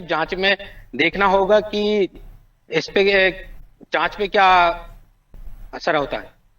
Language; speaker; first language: Hindi; native; Hindi